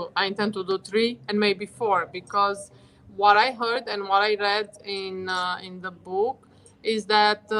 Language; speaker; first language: English; non-native, fluent; Romanian